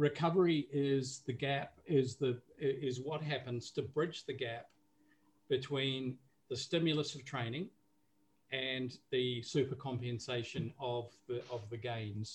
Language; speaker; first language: English; native; English